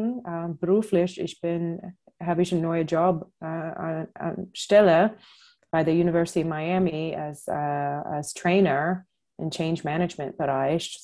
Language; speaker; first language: German; non-native, fluent; English